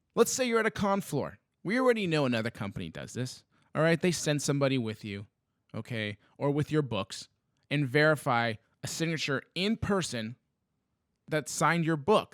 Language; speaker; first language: English; native; English